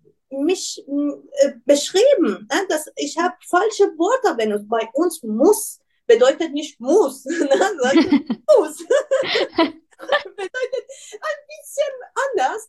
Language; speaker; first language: German; non-native, learner; Persian